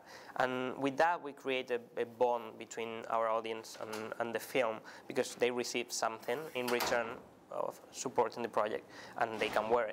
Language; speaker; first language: English; non-native, fluent; Spanish